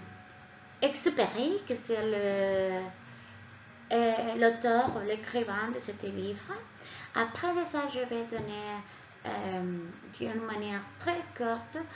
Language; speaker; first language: French; non-native, learner; Spanish